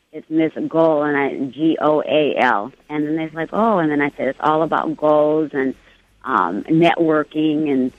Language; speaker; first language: English; native; English